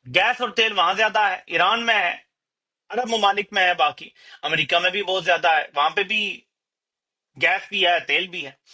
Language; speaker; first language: Urdu; native; Urdu